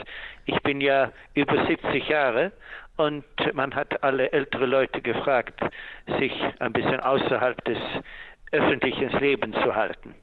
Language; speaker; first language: German; non-native, fluent; Swedish